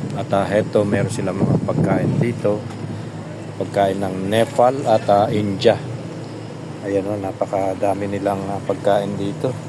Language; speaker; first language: Filipino; native; Filipino